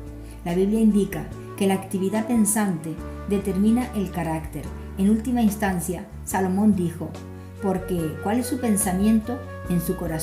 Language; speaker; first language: Spanish; native; Spanish